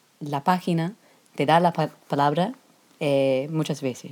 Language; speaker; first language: Spanish; non-native, learner; English